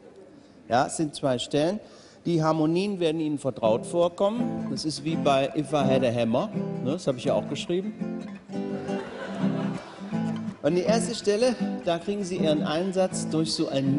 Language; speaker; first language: German; native; German